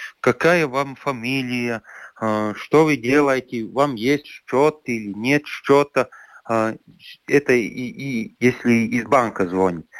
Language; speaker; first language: Russian; non-native, local second language; Latvian